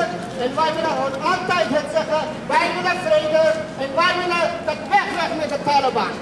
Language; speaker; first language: Dutch; non-native, fluent; Persian